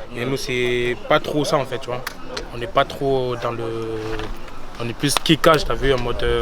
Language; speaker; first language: French; early bilingual, other home language; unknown